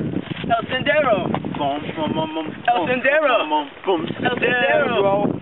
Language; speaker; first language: Spanish; non-native, learner; English